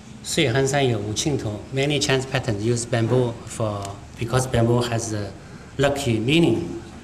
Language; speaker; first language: English; non-native, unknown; Chinese